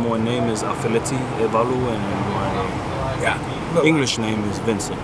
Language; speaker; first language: English; non-native, fluent; Samoan